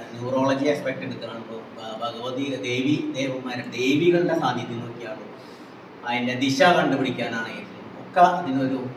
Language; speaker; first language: Malayalam; native; Malayalam